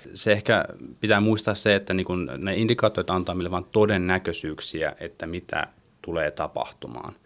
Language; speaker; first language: Finnish; native; Finnish